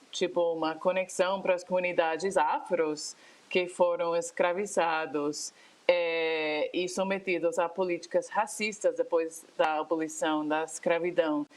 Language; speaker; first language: Portuguese; non-native, fluent; English